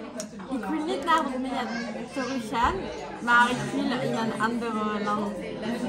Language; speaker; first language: Dutch; non-native, learner; Romanian